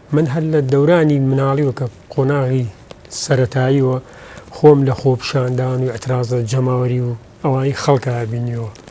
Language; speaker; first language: Central Kurdish; native; Central Kurdish